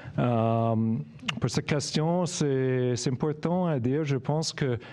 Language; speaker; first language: French; non-native, fluent; English